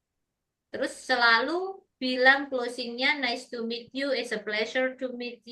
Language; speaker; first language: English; non-native, fluent; Indonesian